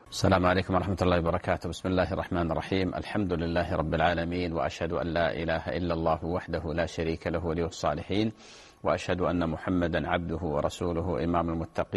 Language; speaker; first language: Arabic; native; Arabic